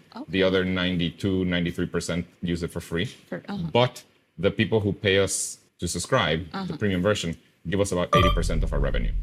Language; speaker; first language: English; non-native, fluent; Spanish